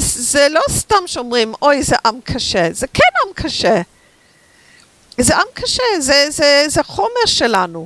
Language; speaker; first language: Hebrew; non-native, fluent; English